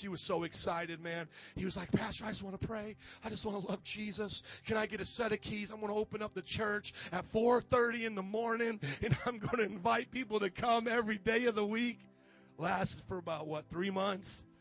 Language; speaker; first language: English; native; English